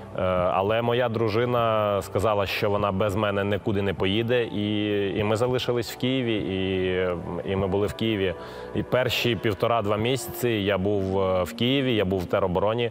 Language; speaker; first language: Ukrainian; non-native, local second language; Russian